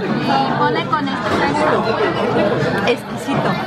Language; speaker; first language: Spanish; non-native, learner; Korean